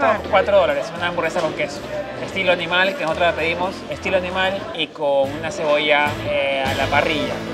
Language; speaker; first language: Spanish; native; Spanish